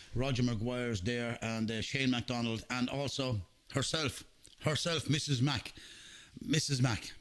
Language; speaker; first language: English; native; English